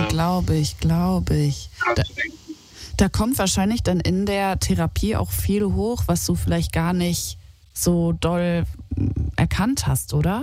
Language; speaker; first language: German; native; German